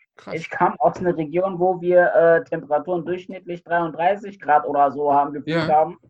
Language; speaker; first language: German; non-native, fluent; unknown